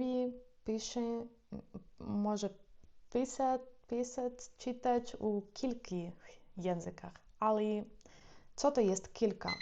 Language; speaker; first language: Polish; non-native, fluent; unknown